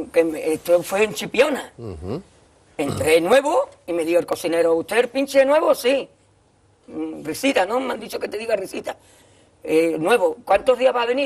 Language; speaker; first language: Spanish; native; Spanish